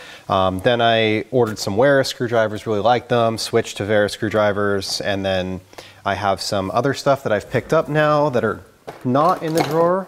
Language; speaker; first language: English; native; English